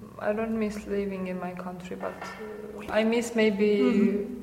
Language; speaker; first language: English; non-native, learner; Romanian